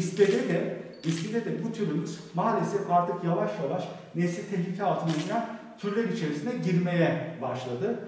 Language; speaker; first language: Turkish; native; Turkish